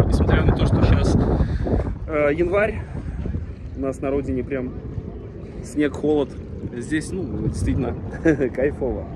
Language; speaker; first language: Russian; native; Russian